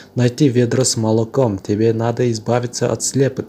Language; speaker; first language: Russian; non-native, local second language; Kazakh